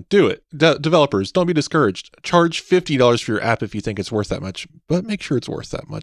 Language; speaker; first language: English; native; English